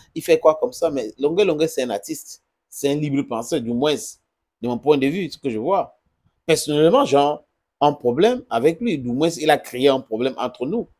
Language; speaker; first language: French; non-native, local second language; English